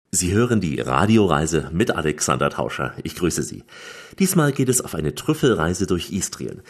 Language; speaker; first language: German; native; German